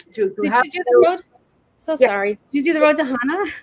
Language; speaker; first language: English; native; English